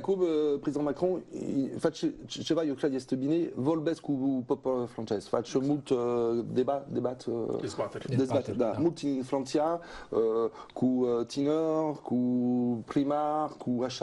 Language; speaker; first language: Romanian; non-native, learner; French